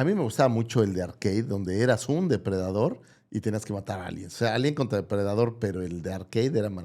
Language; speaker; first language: Spanish; native; Spanish